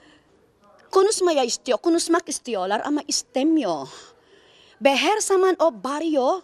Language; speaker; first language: Turkish; non-native, learner; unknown